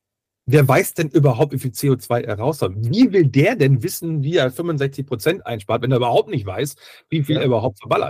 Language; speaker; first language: German; native; German